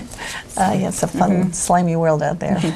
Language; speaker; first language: English; native; English